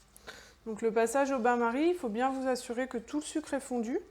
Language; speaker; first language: French; native; French